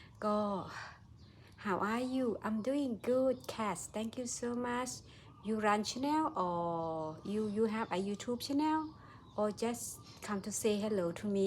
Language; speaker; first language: English; non-native, learner; Thai